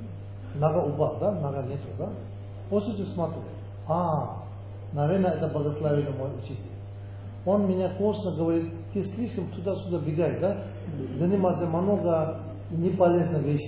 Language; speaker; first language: Russian; non-native, learner; Tibetan